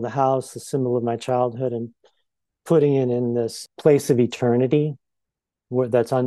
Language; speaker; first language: English; native; English